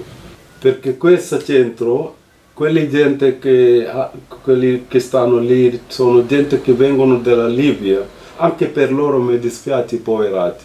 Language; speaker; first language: Italian; non-native, fluent; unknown